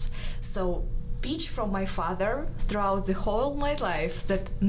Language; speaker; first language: English; non-native, fluent; Kazakh